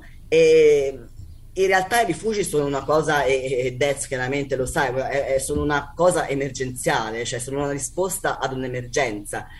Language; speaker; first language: Italian; native; Italian